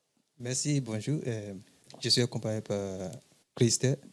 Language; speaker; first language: French; non-native, learner; English